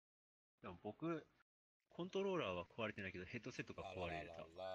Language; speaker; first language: Japanese; native; Japanese